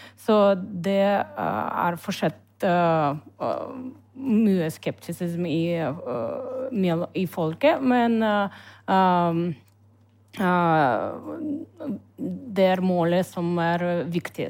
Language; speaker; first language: Norwegian; non-native, learner; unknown